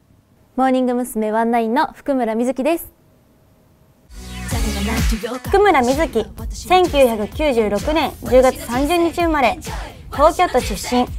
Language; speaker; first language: Japanese; native; Japanese